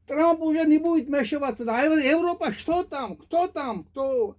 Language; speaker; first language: Russian; non-native, fluent; Georgian